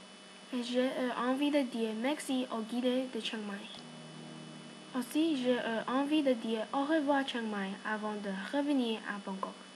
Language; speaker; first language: French; non-native, learner; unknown